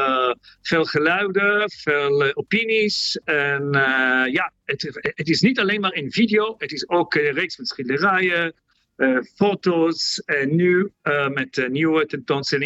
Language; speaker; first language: Dutch; non-native, fluent; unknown